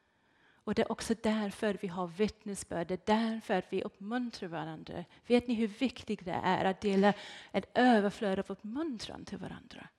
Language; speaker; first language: Swedish; non-native, fluent; English